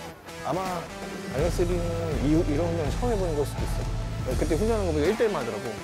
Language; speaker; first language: Korean; native; Korean